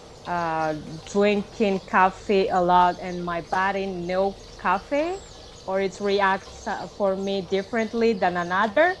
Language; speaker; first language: English; non-native, fluent; Malagasy